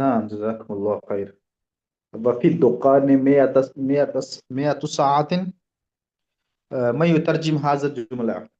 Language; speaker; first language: Arabic; non-native, learner; Urdu